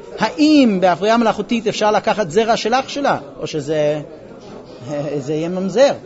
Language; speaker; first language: Hebrew; non-native, fluent; English